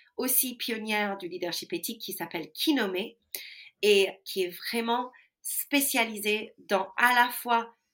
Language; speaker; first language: French; non-native, fluent; English